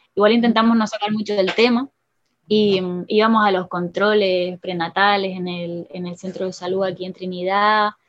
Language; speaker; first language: Spanish; native; Spanish